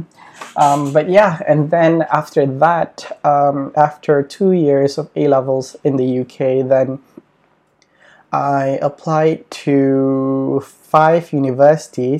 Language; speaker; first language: English; non-native, fluent; Malay